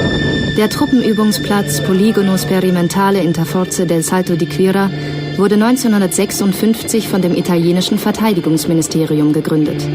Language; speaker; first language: German; native; German